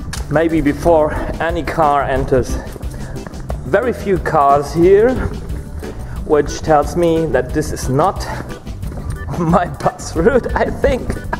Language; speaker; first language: English; non-native, fluent; German